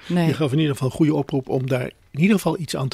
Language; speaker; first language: Dutch; native; Dutch